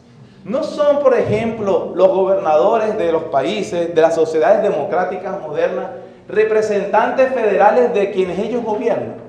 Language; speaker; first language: Spanish; native; Spanish